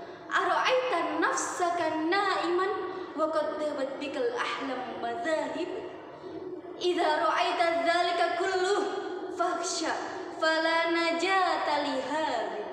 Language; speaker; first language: Arabic; non-native, fluent; Indonesian